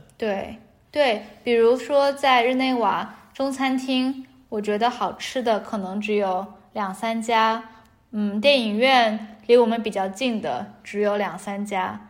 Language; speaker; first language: Chinese; native; Chinese